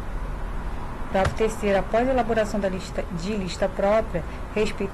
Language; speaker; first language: Portuguese; native; Portuguese